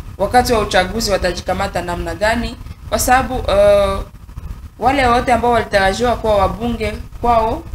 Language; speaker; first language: Swahili; native; Swahili